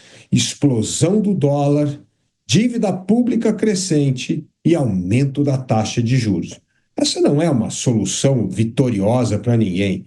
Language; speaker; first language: Portuguese; native; Portuguese